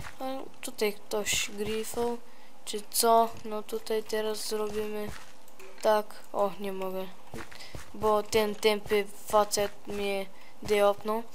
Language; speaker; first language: Polish; early bilingual, heritage; Polish